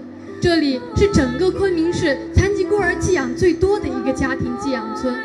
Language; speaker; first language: Chinese; native; Chinese